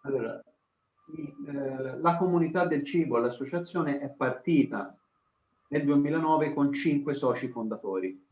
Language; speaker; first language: Italian; native; Italian